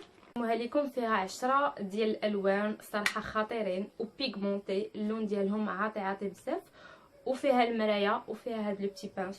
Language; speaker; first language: Arabic; native; Arabic